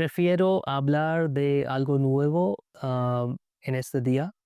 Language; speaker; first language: Spanish; non-native, learner; English